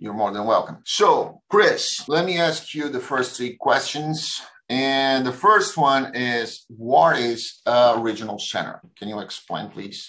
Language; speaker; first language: English; non-native, fluent; Portuguese